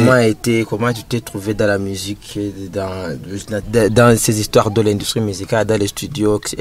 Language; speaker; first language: French; non-native, local second language; Rundi